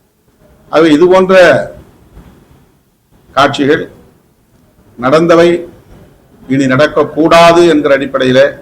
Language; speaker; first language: Tamil; native; Tamil